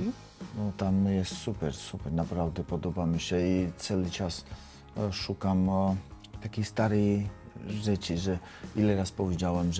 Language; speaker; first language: Polish; non-native, learner; Georgian